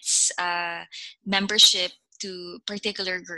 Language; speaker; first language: English; non-native, local second language; Filipino